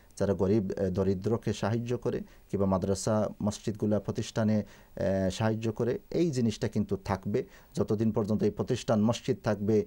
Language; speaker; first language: Bangla; native; Bangla